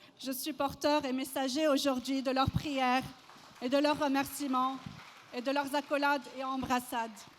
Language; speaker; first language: French; non-native, local second language; Arabic